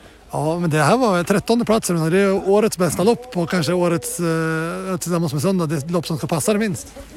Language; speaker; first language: Swedish; native; Swedish